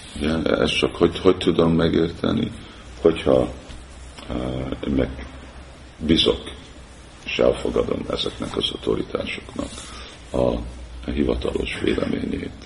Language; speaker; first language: Hungarian; early bilingual, heritage; Hungarian